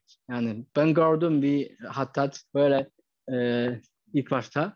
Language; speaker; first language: Turkish; non-native, fluent; Chinese